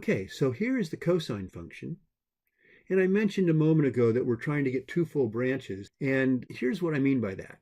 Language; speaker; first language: English; native; English